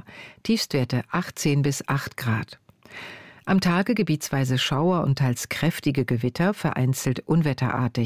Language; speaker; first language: German; native; German